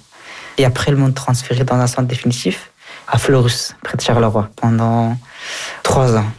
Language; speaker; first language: French; non-native, fluent; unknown